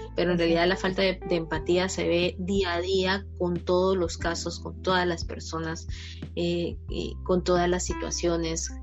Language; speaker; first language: Spanish; native; Spanish